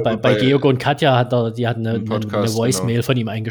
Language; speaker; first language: German; native; German